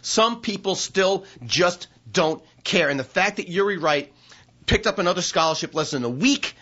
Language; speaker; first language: English; native; English